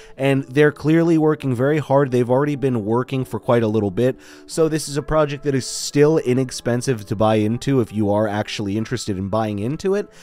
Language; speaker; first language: English; native; English